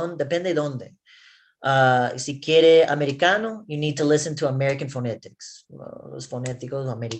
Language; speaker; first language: Spanish; non-native, learner; English